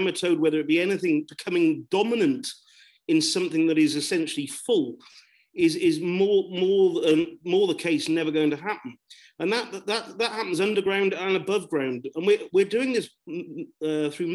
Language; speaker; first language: English; native; English